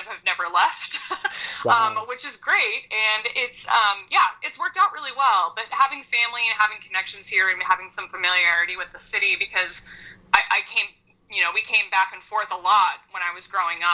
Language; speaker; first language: English; native; English